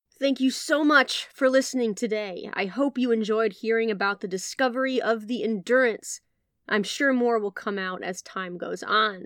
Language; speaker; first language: English; native; English